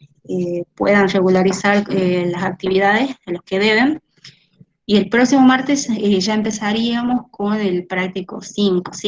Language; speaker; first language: Spanish; native; Spanish